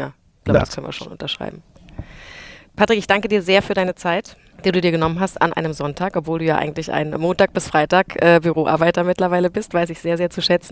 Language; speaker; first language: German; native; German